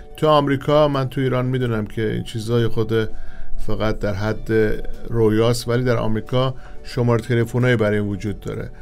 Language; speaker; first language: Persian; native; Persian